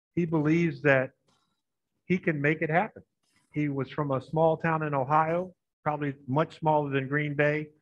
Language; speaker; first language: English; native; English